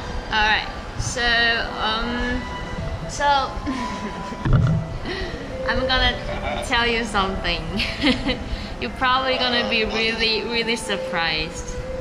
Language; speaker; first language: English; non-native, fluent; Chinese